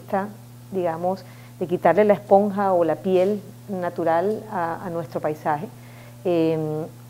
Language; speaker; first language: Spanish; native; Spanish